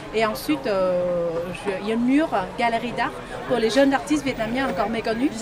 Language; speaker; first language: French; non-native, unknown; Vietnamese